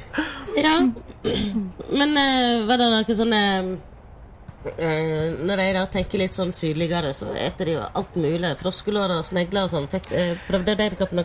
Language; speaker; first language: Norwegian; native; Norwegian